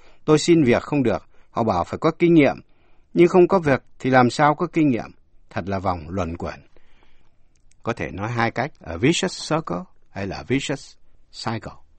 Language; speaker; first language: Vietnamese; native; Vietnamese